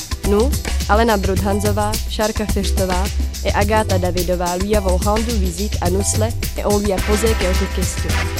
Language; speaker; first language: French; non-native, learner; Czech